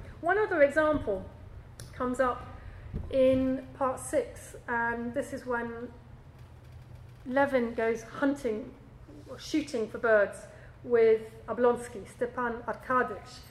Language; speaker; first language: English; native; English